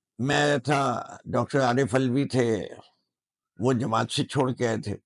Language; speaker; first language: Urdu; native; Urdu